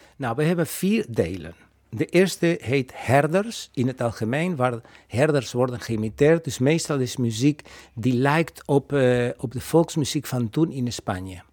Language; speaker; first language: Dutch; non-native, fluent; Spanish